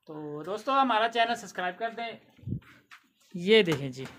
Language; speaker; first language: Hindi; non-native, local second language; Punjabi